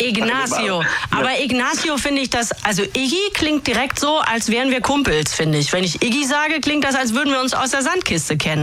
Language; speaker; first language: German; native; German